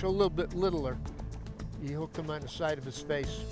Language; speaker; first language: English; native; English